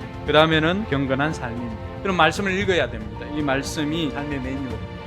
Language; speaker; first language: Korean; native; Korean